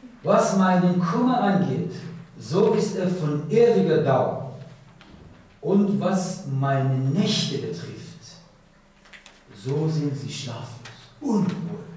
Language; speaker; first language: German; non-native, learner; Persian